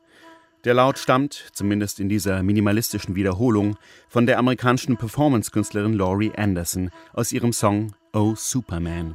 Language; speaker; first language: German; native; German